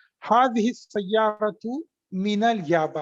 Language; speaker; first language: Arabic; non-native, fluent; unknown